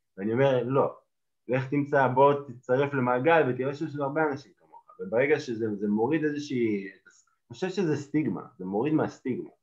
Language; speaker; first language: Hebrew; native; Hebrew